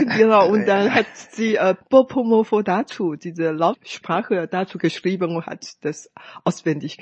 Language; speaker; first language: German; non-native, fluent; Hakka Chinese